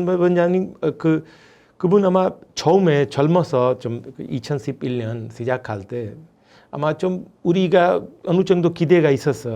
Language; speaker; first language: Korean; non-native, fluent; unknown